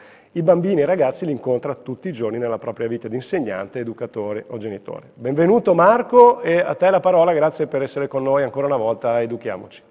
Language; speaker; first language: Italian; native; Italian